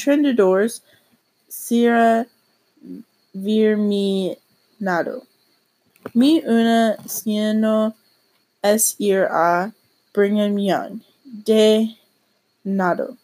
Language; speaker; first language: Spanish; non-native, learner; English